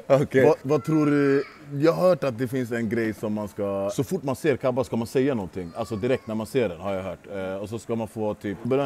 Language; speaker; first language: Swedish; native; Swedish